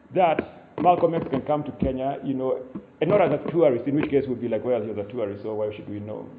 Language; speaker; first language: English; non-native, local second language; Kikuyu